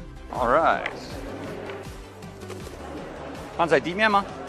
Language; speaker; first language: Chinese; non-native, learner; English